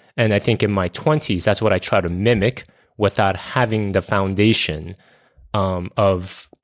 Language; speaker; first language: English; early bilingual, other home language; Korean